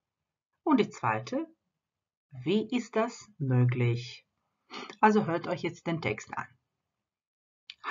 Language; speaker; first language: German; non-native, fluent; Croatian